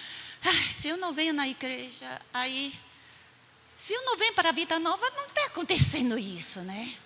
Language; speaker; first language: Portuguese; non-native, fluent; Chinese